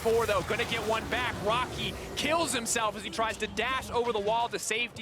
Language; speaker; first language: English; native; English